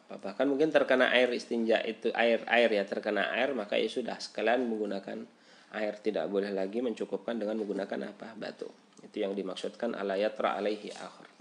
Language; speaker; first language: Indonesian; native; Indonesian